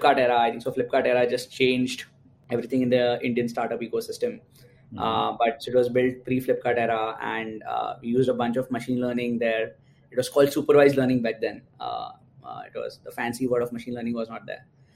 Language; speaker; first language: English; non-native, local second language; Gujarati